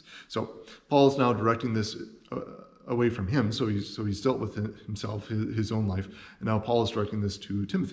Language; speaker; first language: English; native; English